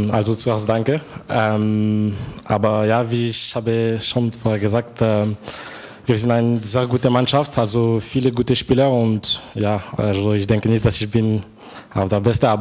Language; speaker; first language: German; non-native, fluent; French